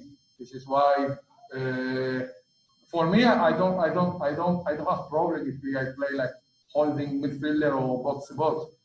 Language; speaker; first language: English; non-native, learner; Spanish